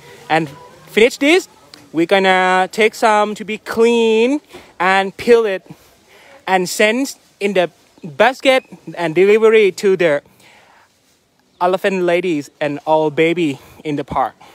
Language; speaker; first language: English; non-native, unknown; Thai